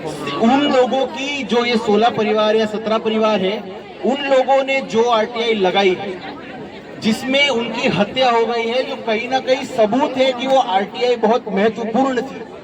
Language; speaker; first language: Hindi; native; Hindi